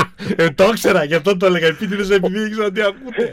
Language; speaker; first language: Greek; native; Greek